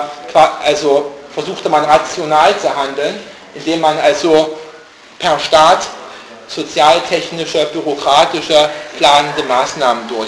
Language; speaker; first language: German; native; German